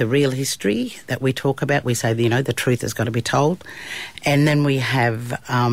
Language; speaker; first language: English; native; English